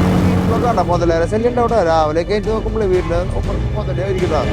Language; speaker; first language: Malayalam; native; Malayalam